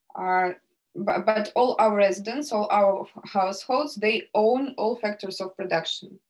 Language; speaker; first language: English; non-native, fluent; Russian